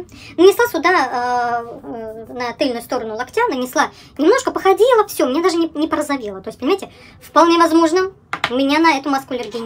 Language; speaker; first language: Russian; native; Russian